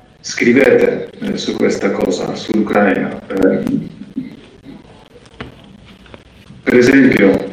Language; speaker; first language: Italian; non-native, fluent; Ukrainian